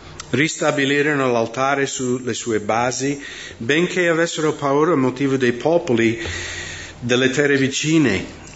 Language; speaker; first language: Italian; non-native, fluent; English